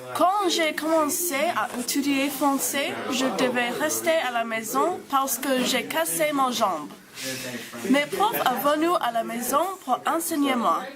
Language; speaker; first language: French; non-native, learner; English